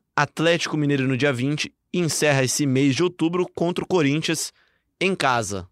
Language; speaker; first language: Portuguese; native; Portuguese